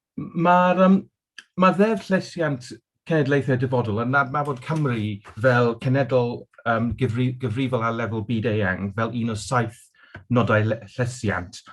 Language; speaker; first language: Welsh; non-native, local second language; English